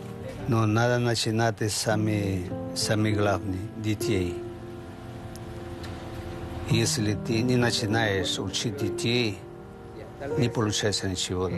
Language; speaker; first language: Russian; non-native, learner; Spanish